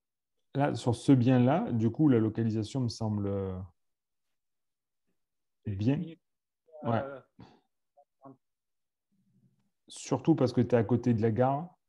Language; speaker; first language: French; native; French